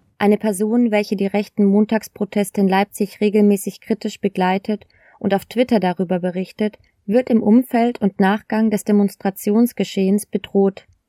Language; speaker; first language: German; native; German